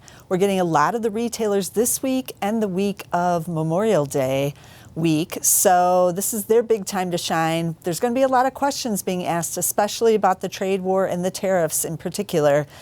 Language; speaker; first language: English; native; English